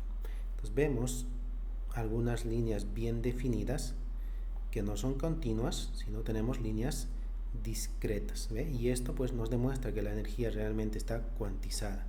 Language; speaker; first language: Spanish; native; Spanish